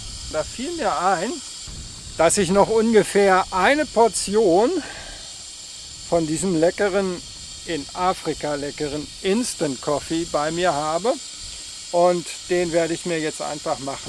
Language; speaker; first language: German; native; German